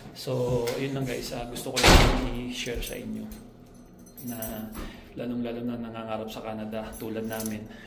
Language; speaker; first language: Filipino; native; Filipino